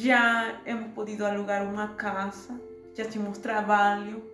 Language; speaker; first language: Portuguese; non-native, learner; Spanish